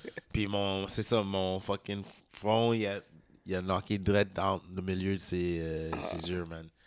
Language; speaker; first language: French; native; French